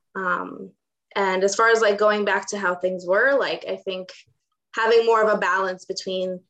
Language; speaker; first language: English; non-native, fluent; Ukrainian